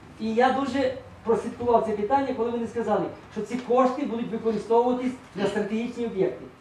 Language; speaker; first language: Ukrainian; native; Ukrainian